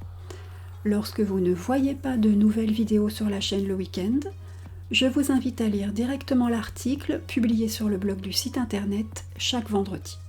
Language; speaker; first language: French; native; French